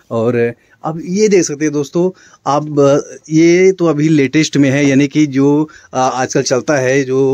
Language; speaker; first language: Hindi; native; Hindi